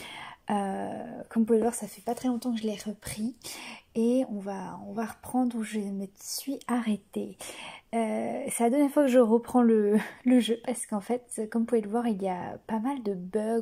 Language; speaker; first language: French; native; French